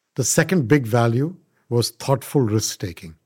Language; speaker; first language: English; non-native, local second language; Punjabi